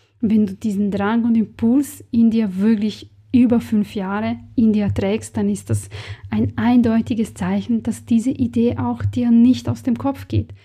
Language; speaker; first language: German; non-native, fluent; Serbian